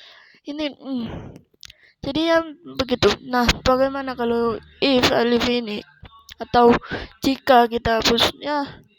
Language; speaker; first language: Indonesian; native; Indonesian